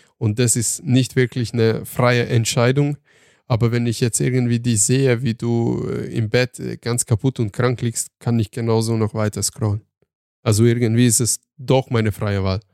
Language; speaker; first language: German; early bilingual, other home language; Turkish